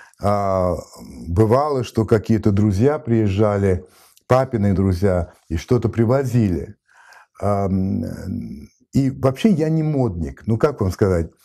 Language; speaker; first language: Russian; non-native, fluent; French